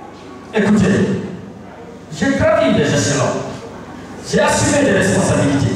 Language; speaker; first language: French; non-native, local second language; Fula